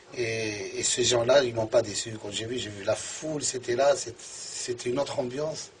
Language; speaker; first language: French; non-native, local second language; Arabic